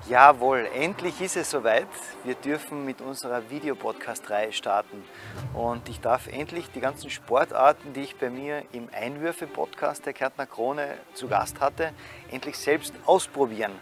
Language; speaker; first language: German; native; German